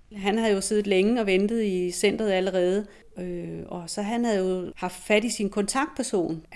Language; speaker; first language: Danish; native; Danish